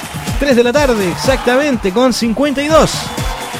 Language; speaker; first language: Spanish; native; Spanish